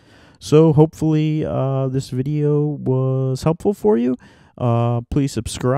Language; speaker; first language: English; native; English